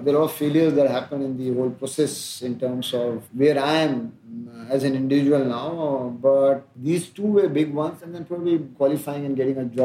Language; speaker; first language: English; non-native, local second language; Hindi